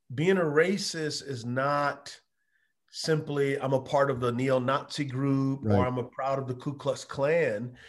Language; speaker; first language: English; native; English